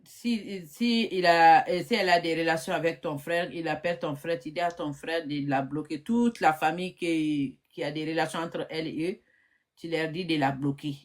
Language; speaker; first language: French; non-native, local second language; Bambara